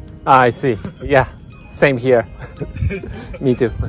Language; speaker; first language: English; non-native, learner; Japanese